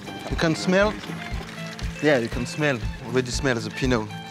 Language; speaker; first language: English; non-native, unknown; French